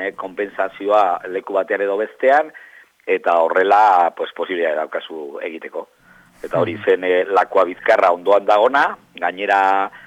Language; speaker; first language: Basque; non-native, local second language; Spanish